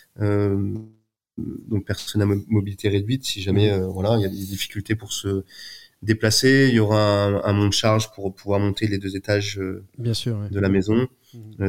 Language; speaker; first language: French; native; French